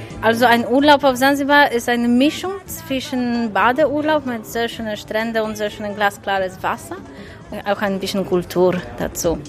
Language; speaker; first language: German; non-native, fluent; Polish